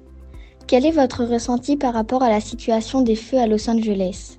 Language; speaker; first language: French; native; French